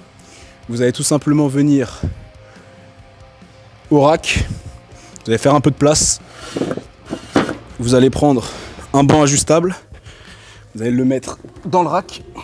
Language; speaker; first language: French; native; French